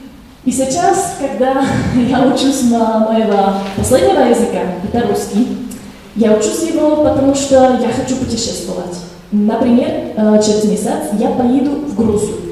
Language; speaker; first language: Russian; non-native, learner; Slovak